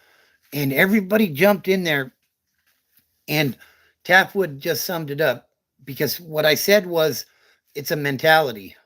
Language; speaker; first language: English; native; English